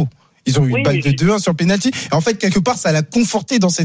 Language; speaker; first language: French; native; French